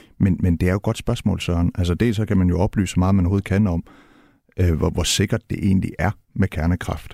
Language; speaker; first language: Danish; native; Danish